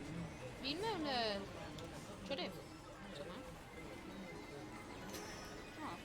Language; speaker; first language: Welsh; non-native, local second language; English